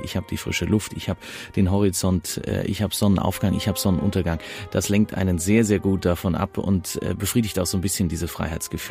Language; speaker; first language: German; native; German